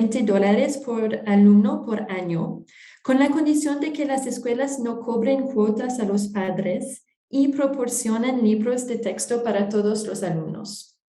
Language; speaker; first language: Spanish; non-native, fluent; French